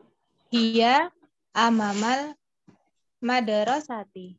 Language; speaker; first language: Arabic; non-native, learner; Indonesian